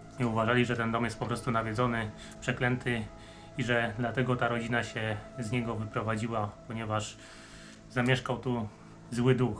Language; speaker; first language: Polish; native; Polish